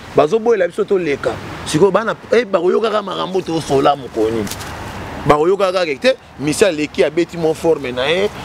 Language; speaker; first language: Lingala; native; Lingala